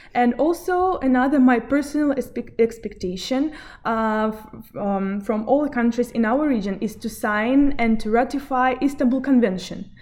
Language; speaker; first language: English; non-native, fluent; Belarusian